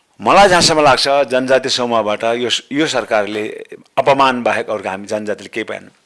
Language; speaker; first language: Nepali; non-native, local second language; Sherpa